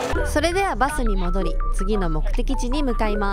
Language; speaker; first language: Japanese; native; Japanese